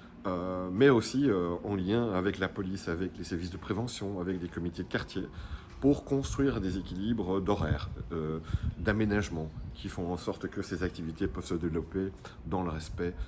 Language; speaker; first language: French; native; French